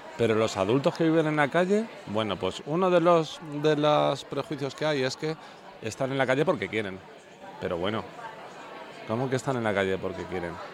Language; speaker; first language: Spanish; native; Spanish